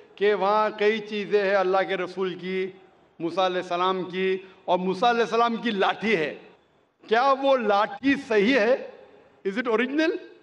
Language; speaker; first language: Hindi; non-native, local second language; Konkani